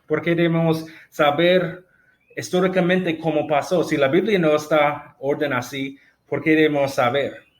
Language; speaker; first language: Spanish; non-native, fluent; English